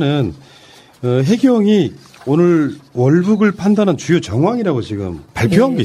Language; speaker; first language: Korean; native; Korean